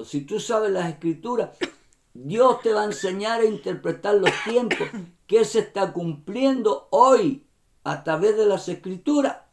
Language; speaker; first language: Spanish; native; Spanish